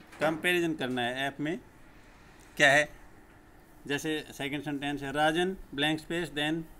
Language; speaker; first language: Hindi; native; Hindi